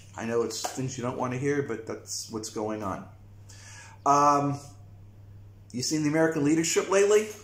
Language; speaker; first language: English; native; English